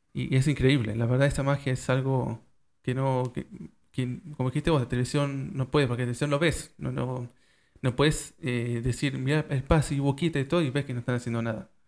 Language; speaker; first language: Spanish; early bilingual, heritage; Spanish